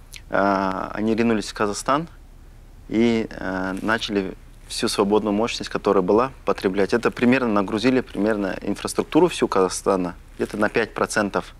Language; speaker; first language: Russian; non-native, local second language; Kazakh